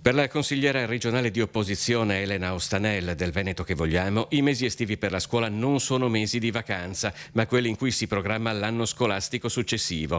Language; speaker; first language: Italian; native; Italian